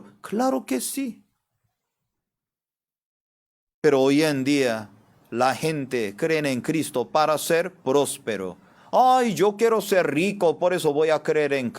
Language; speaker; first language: Spanish; non-native, fluent; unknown